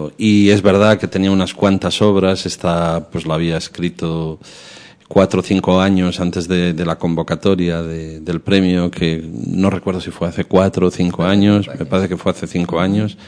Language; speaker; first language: Spanish; native; Spanish